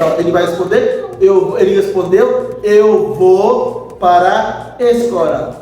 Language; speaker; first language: Portuguese; non-native, local second language; Haitian Creole